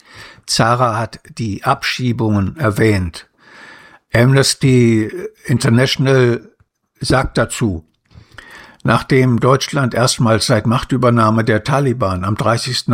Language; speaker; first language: German; native; German